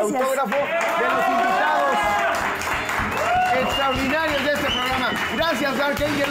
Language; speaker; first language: Spanish; native; Spanish